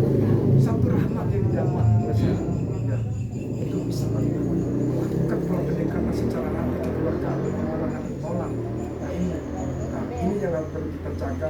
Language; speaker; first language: Indonesian; non-native, local second language; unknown